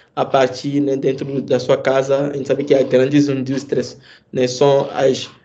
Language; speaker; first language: Portuguese; non-native, fluent; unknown